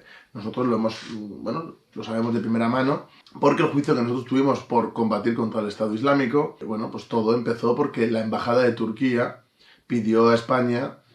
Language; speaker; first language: Spanish; native; Spanish